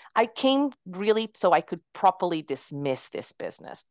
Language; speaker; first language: English; early bilingual, other home language; Spanish